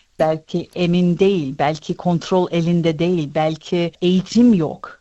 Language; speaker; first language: Turkish; early bilingual, heritage; Turkish